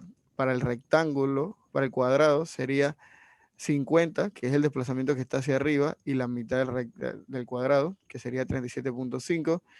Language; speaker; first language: Spanish; native; Spanish